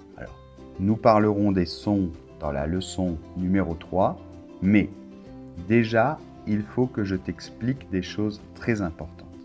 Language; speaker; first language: French; native; French